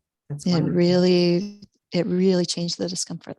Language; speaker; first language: English; native; English